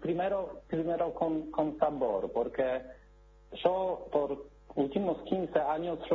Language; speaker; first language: Spanish; non-native, learner; Polish